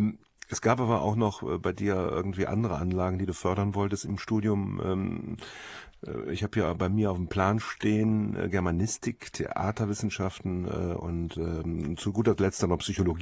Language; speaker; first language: German; native; German